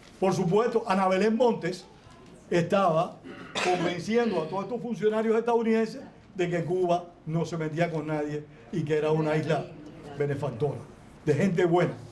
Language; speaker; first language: Spanish; native; Spanish